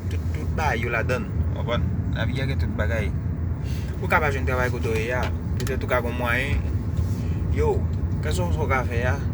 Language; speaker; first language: French; non-native, learner; Haitian Creole